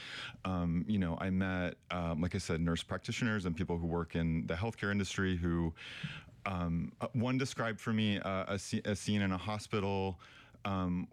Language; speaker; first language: English; native; English